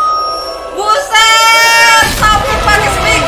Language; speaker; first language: Indonesian; native; Indonesian